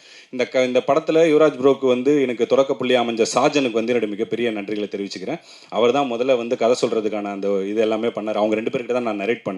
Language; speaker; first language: Tamil; native; Tamil